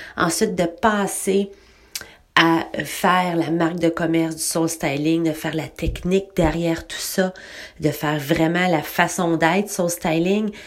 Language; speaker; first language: French; native; French